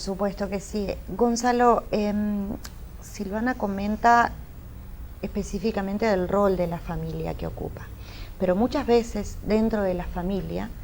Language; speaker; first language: Spanish; native; Spanish